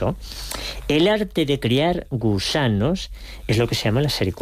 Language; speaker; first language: Spanish; native; Spanish